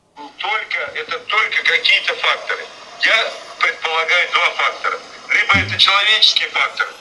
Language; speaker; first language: Russian; native; Russian